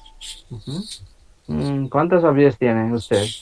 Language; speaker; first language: Spanish; non-native, learner; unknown